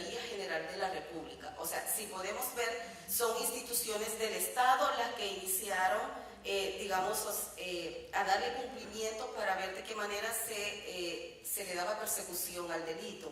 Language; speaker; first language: Spanish; native; Spanish